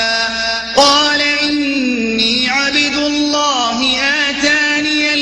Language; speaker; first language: Arabic; native; Arabic